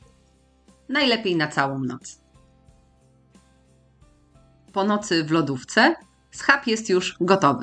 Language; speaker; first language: Polish; native; Polish